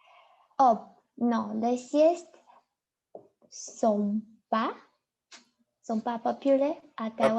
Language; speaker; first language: French; non-native, learner; Chinese